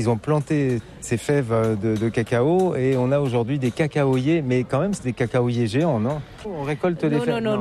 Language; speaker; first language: French; native; French